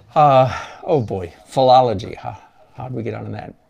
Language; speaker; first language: English; native; English